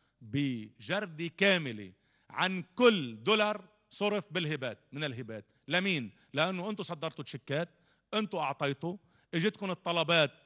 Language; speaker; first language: Arabic; native; Arabic